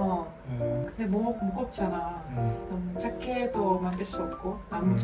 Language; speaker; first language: Korean; non-native, learner; Ukrainian